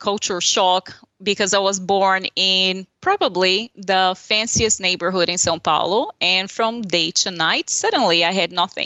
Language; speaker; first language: English; non-native, fluent; Portuguese